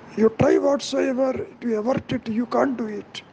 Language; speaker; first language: English; non-native, local second language; Telugu